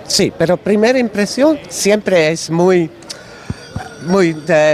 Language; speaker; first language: Spanish; non-native, learner; Dutch